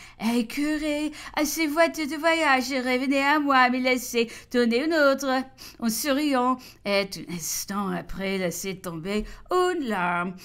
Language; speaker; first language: French; non-native, fluent; English